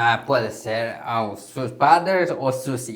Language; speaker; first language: Spanish; non-native, learner; Korean